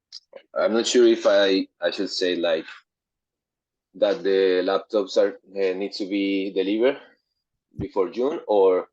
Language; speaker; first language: English; non-native, learner; Spanish